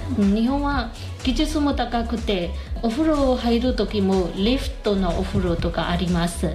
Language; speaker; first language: Japanese; non-native, learner; Burmese